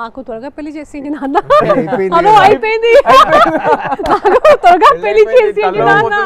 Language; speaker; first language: Telugu; non-native, local second language; Hindi